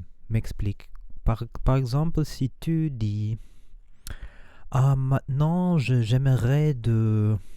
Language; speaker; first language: French; non-native, learner; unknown